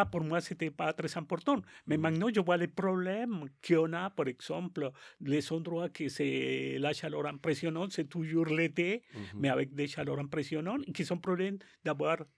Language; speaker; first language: French; non-native, learner; Spanish